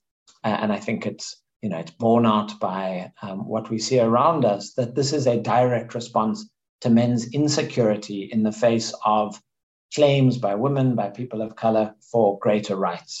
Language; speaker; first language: English; native; English